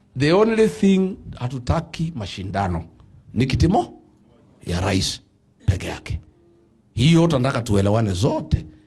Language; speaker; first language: Swahili; non-native, local second language; Kikuyu